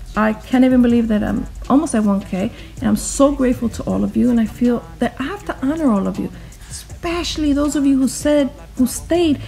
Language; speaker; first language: English; native; English